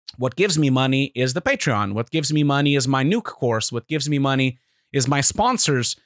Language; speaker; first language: English; non-native, fluent; Portuguese